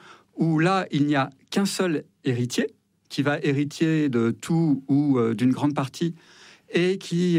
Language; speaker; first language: French; native; French